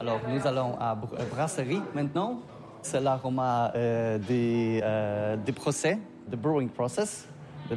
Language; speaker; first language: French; non-native, learner; Polish